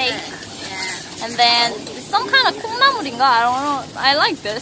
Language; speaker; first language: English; non-native, fluent; Korean